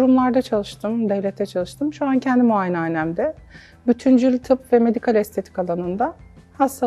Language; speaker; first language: Turkish; native; Turkish